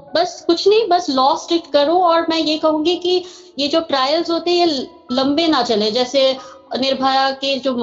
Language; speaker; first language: Hindi; native; Hindi